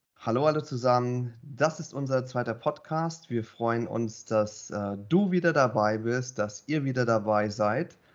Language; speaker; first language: German; native; German